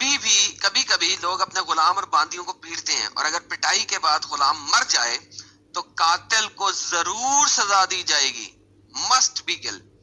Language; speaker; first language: Urdu; native; Urdu